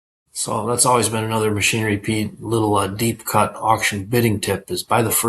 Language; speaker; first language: English; native; English